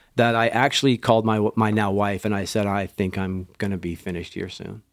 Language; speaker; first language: English; native; English